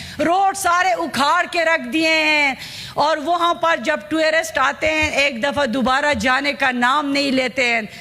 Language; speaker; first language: Urdu; non-native, local second language; Khowar